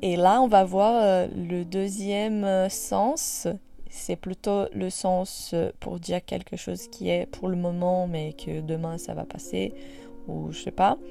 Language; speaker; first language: French; non-native, fluent; Portuguese